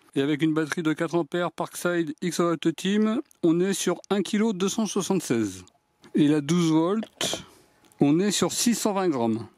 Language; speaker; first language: French; native; French